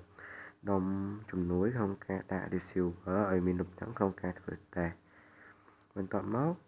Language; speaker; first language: Khmer; native; Khmer